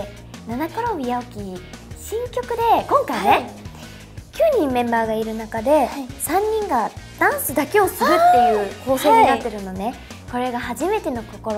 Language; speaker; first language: Japanese; native; Japanese